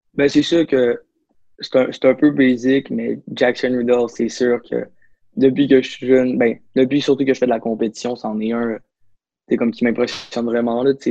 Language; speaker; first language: French; native; French